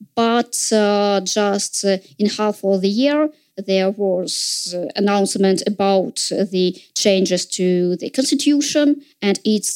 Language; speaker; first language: English; non-native, fluent; Russian